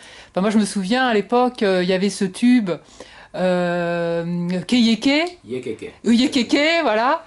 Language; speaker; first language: French; native; French